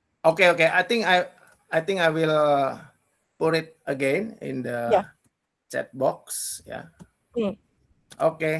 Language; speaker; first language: English; non-native, learner; Indonesian